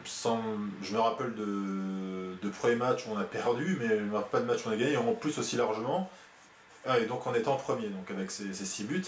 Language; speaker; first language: French; native; French